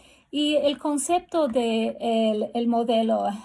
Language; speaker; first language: Spanish; non-native, fluent; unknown